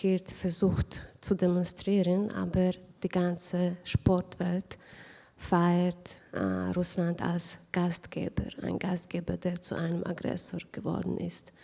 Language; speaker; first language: German; non-native, fluent; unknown